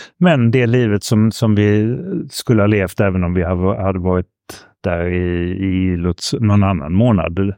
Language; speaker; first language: Swedish; early bilingual, heritage; Swedish